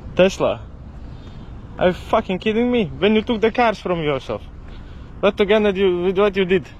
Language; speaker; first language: English; non-native, learner; Latvian